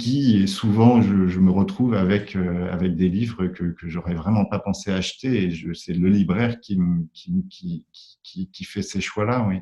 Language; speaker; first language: French; native; French